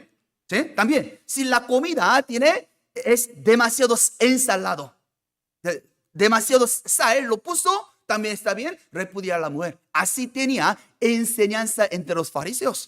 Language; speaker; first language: Spanish; non-native, fluent; Korean